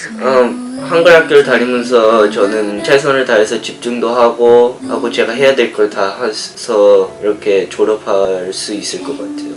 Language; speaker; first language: Korean; early bilingual, heritage; English